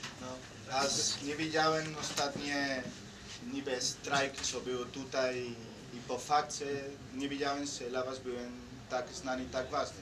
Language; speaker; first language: Polish; non-native, learner; Spanish